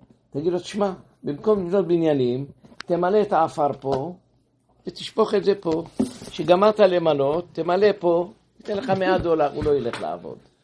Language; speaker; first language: Hebrew; non-native, fluent; Persian